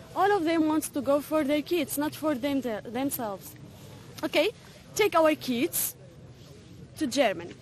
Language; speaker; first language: English; non-native, fluent; Arabic